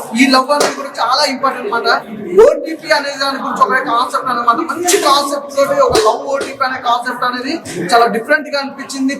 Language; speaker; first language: Telugu; native; Telugu